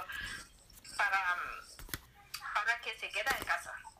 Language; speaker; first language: Spanish; non-native, learner; French